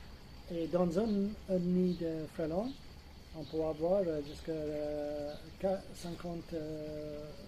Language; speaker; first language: French; non-native, fluent; English